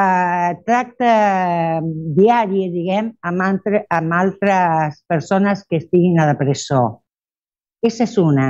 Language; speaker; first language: Catalan; early bilingual, heritage; Catalan